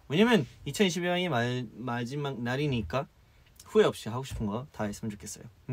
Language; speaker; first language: Korean; early bilingual, heritage; Korean